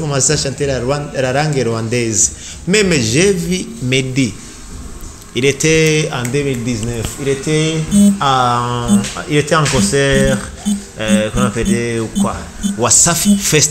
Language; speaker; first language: French; non-native, learner; Rundi